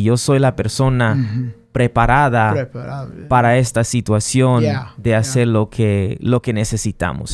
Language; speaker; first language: Spanish; non-native, fluent; English